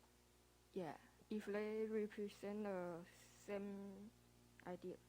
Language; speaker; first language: English; non-native, learner; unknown